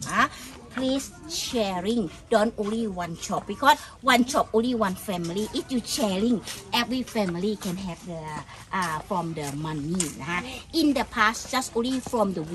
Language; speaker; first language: English; non-native, learner; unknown